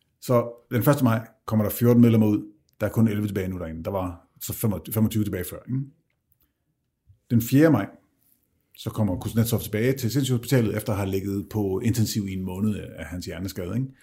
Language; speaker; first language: Danish; native; Danish